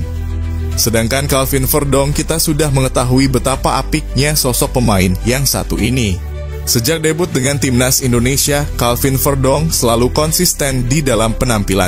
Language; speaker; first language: Indonesian; native; Indonesian